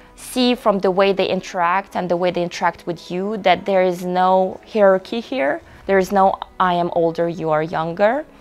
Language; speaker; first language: English; non-native, fluent; Russian